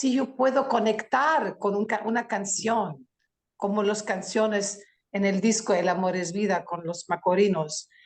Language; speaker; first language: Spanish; non-native, learner; Greek